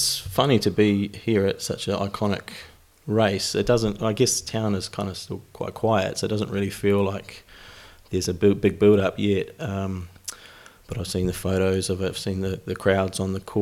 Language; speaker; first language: English; native; English